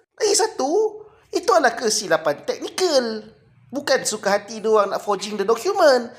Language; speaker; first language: Malay; native; Malay